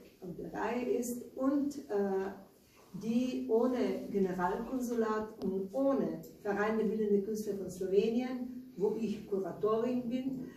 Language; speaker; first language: German; non-native, learner; Slovenian